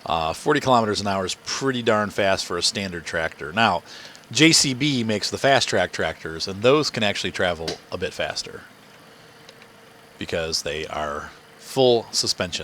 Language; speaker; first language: English; native; English